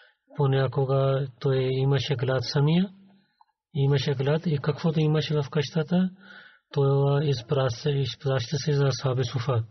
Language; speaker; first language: Bulgarian; non-native, learner; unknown